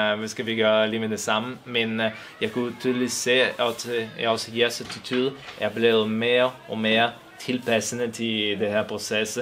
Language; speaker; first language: Danish; non-native, fluent; Italian